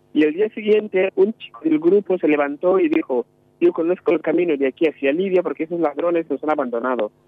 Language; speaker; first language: Spanish; non-native, fluent; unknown